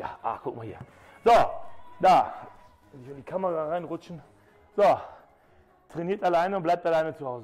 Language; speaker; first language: German; native; German